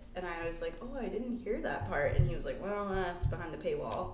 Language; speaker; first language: English; native; English